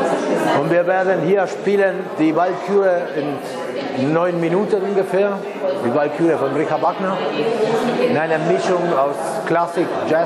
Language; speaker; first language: German; non-native, fluent; Spanish